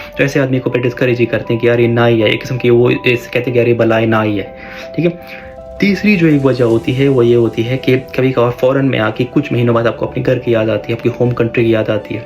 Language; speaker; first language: Urdu; native; Urdu